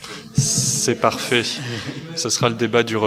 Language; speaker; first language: French; native; French